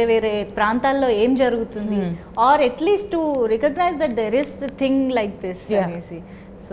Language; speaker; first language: Telugu; native; Telugu